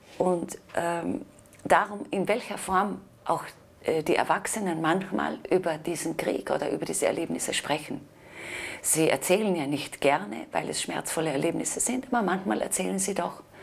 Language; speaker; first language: German; non-native, local second language; Slovenian